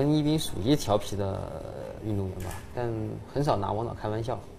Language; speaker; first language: Chinese; native; Chinese